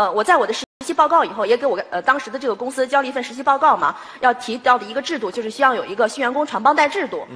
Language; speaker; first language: Chinese; native; Chinese